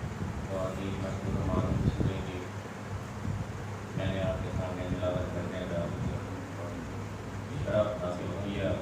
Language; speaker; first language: Urdu; native; Urdu